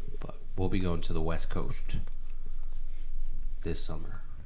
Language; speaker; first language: English; early bilingual, other home language; Spanish